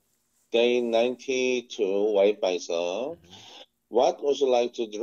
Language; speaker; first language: English; non-native, learner; Korean